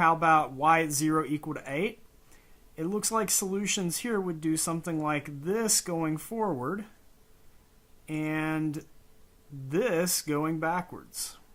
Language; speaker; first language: English; native; English